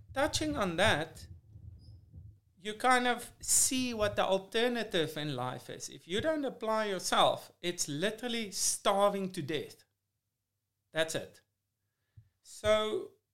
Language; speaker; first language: English; non-native, fluent; Afrikaans